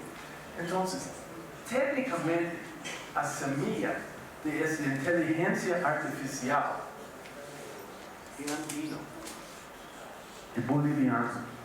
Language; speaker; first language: Portuguese; non-native, fluent; English